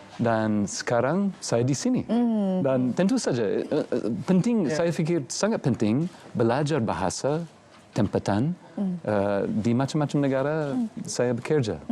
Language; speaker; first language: Malay; non-native, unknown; English